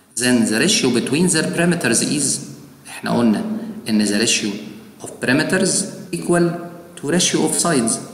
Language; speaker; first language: English; non-native, fluent; Arabic